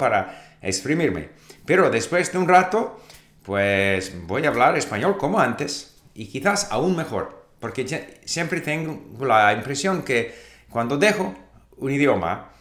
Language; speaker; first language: Spanish; non-native, fluent; English